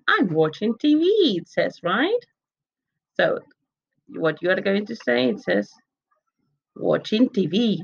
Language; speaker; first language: English; non-native, fluent; Spanish